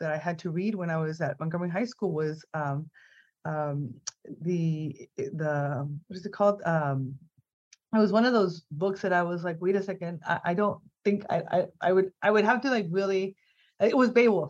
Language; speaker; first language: English; non-native, fluent; Spanish